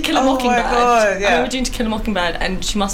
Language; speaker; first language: English; native; English